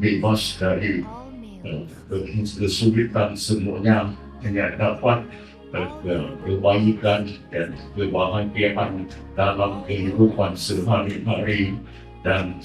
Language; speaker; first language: Indonesian; non-native, learner; Thai